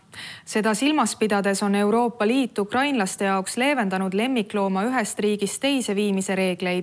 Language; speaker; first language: Estonian; native; Estonian